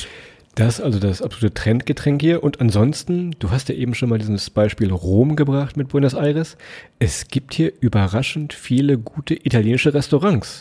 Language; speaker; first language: German; native; German